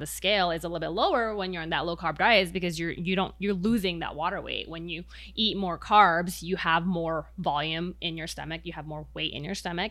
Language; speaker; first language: English; non-native, local second language; Filipino